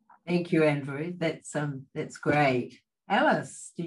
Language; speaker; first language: English; native; English